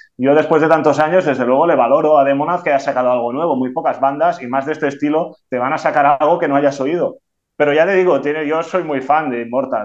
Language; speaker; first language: Spanish; non-native, local second language; Catalan